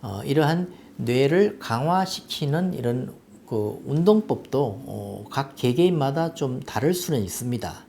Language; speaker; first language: Korean; native; Korean